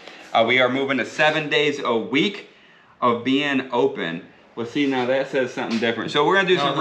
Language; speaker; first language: English; native; English